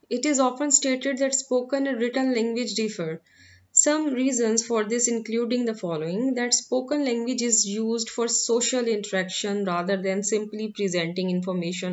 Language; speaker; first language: English; non-native, local second language; Urdu